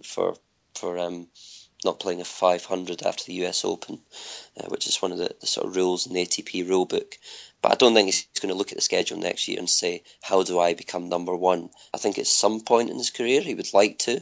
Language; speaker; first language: English; native; English